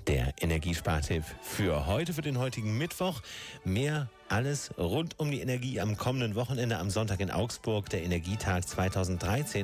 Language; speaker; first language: German; native; German